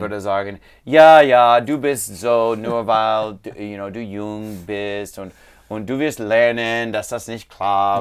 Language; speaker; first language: German; non-native, learner; English